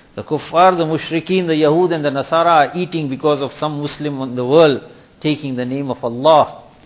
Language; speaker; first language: English; native; English